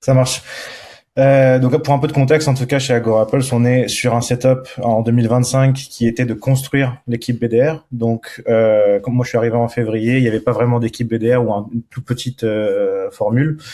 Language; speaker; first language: French; native; French